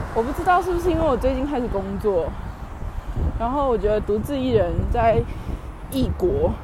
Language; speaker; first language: Chinese; native; Chinese